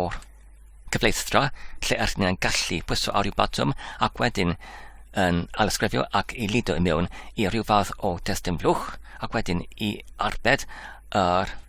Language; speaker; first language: Welsh; non-native, learner; English